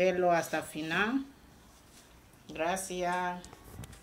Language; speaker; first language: Spanish; non-native, learner; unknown